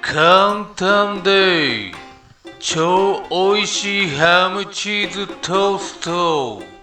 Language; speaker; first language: Japanese; native; Japanese